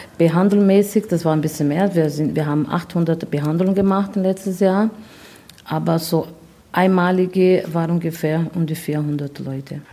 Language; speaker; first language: German; non-native, fluent; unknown